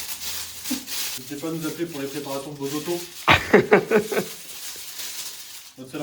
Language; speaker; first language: French; native; French